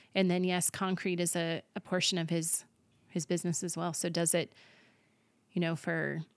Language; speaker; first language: English; native; English